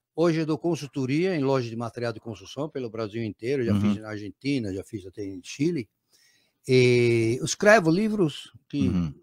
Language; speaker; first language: Portuguese; non-native, fluent; Dutch